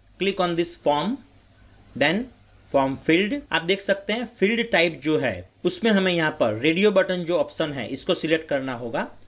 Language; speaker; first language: Hindi; non-native, local second language; Gujarati